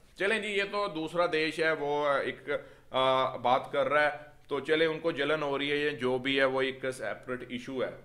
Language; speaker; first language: Urdu; native; Urdu